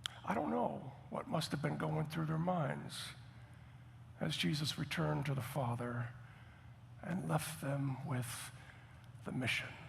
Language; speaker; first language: English; native; English